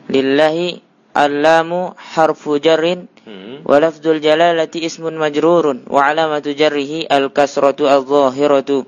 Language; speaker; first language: Arabic; non-native, learner; Indonesian